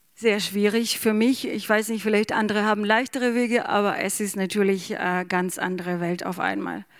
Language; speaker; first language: German; non-native, fluent; Ukrainian